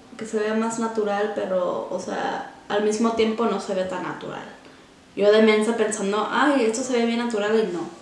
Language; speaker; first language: Spanish; early bilingual, heritage; Spanish